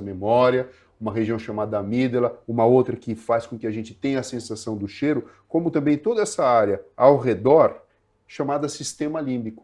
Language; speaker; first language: Portuguese; native; Portuguese